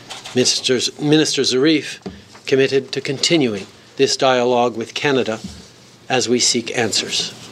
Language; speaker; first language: English; early bilingual, other home language; French